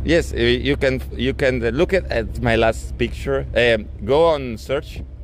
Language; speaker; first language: English; non-native, learner; Italian